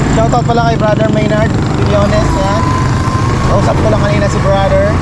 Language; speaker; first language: Filipino; native; Filipino